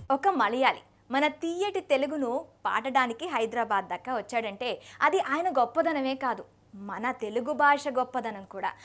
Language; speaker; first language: Telugu; native; Telugu